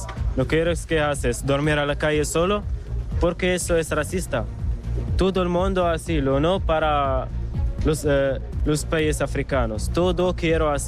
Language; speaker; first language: Spanish; non-native, learner; Arabic